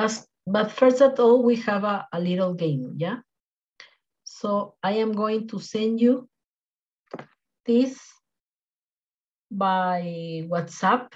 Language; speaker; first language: English; non-native, learner; Spanish